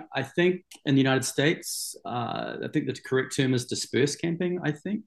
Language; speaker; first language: English; native; English